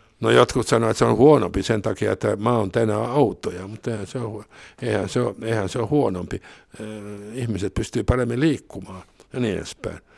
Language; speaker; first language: Finnish; non-native, local second language; Swedish